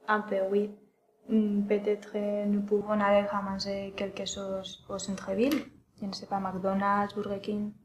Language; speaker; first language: French; non-native, learner; Spanish